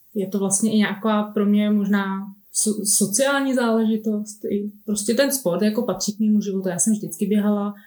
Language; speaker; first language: Czech; native; Czech